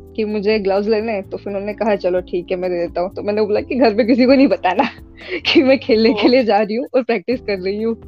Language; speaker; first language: Hindi; native; Hindi